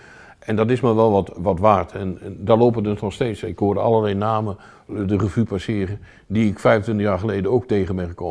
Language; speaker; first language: Dutch; native; Dutch